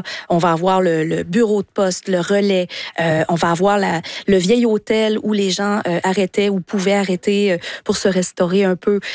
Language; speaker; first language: French; native; French